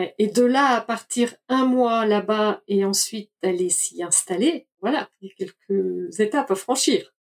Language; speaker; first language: French; native; French